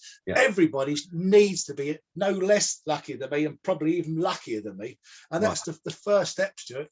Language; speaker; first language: English; native; English